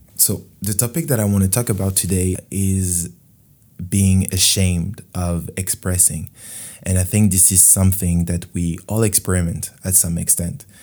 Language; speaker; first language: English; non-native, fluent; French